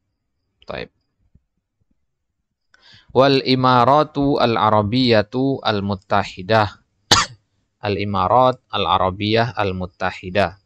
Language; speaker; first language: Arabic; non-native, fluent; Indonesian